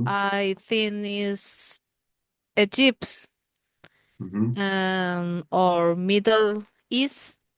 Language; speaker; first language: English; non-native, learner; Spanish